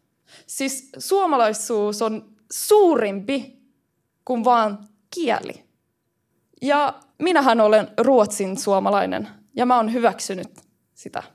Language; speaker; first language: Finnish; early bilingual, heritage; Finnish